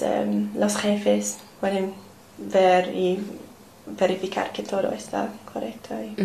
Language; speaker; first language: Spanish; non-native, learner; English